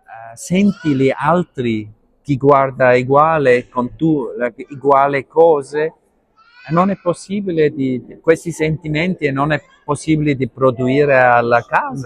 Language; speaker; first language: Italian; non-native, learner; Arabic